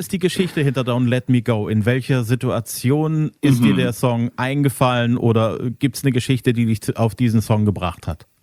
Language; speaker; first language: German; native; German